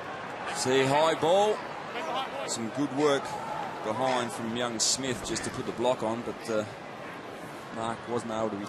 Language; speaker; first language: English; native; English